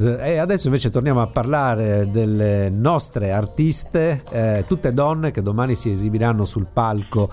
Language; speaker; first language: Italian; native; Italian